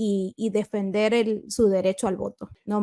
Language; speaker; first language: Spanish; native; Spanish